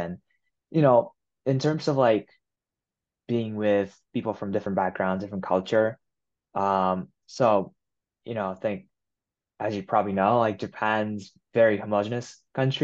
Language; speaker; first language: English; non-native, fluent; Japanese